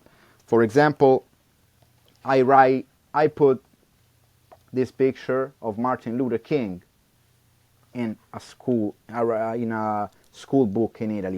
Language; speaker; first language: English; non-native, learner; Italian